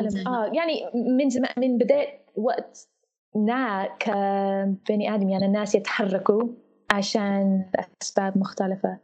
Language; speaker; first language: Arabic; non-native, fluent; English